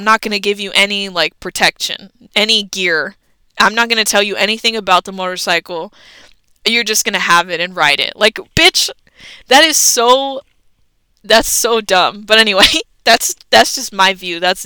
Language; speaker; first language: English; native; English